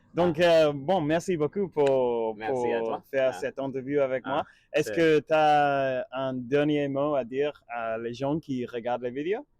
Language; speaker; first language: French; non-native, learner; English